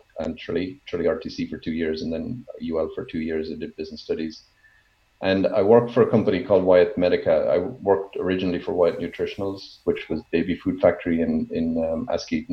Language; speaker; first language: English; native; English